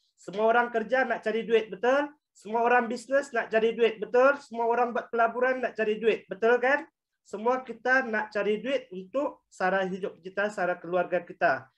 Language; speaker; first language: Malay; native; Malay